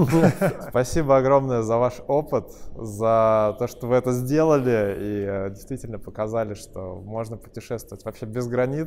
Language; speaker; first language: Russian; native; Russian